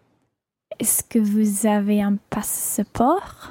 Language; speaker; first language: French; non-native, learner; English